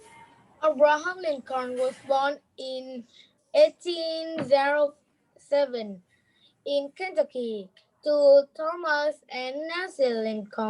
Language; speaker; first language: English; non-native, learner; Vietnamese